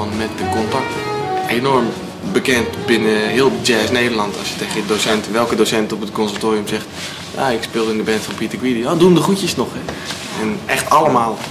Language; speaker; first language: Dutch; native; Dutch